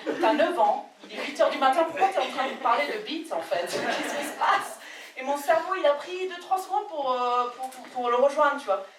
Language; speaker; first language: French; non-native, fluent; English